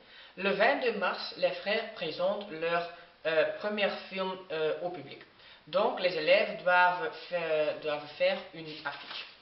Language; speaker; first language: French; non-native, learner; Dutch